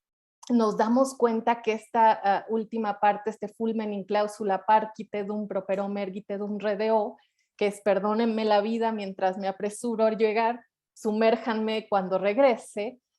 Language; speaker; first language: Spanish; native; Spanish